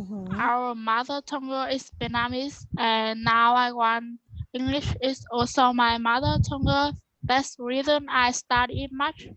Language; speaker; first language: English; non-native, learner; Vietnamese